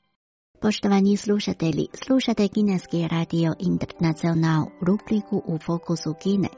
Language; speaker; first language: Croatian; non-native, fluent; Chinese